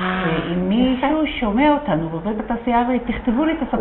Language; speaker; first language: Hebrew; native; Hebrew